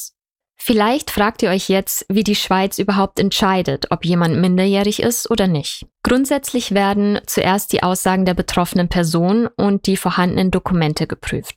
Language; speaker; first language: German; native; German